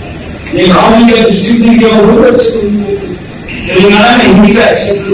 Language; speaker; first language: Hindi; non-native, learner; Bangla